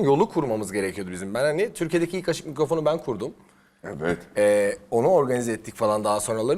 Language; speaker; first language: Turkish; native; Turkish